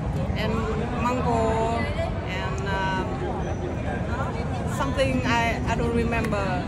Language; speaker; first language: English; non-native, learner; Vietnamese